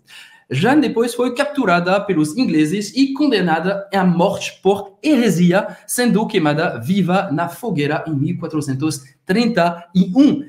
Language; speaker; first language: Portuguese; non-native, fluent; French